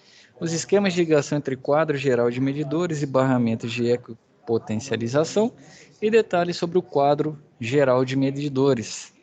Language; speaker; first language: Portuguese; native; Portuguese